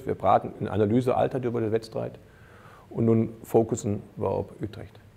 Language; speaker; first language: Dutch; non-native, fluent; German